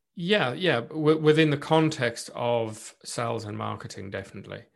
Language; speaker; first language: English; non-native, local second language; Afrikaans